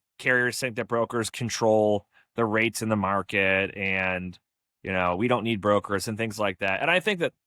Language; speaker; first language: English; native; English